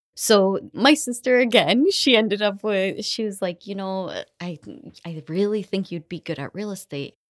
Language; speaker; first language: English; early bilingual, other home language; Arabic